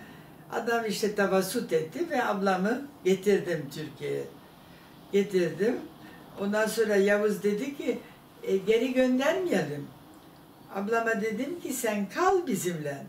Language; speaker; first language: Turkish; non-native, fluent; German